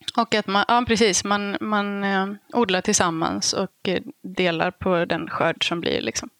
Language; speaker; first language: Swedish; native; Swedish